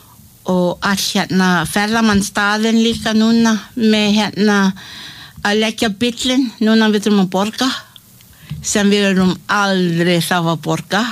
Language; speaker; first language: Icelandic; non-native, learner; Malay